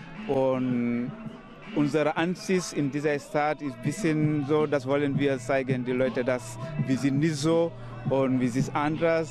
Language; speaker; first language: German; non-native, learner; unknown